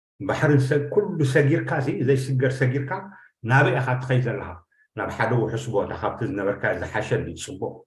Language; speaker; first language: Tigrinya; native; Tigrinya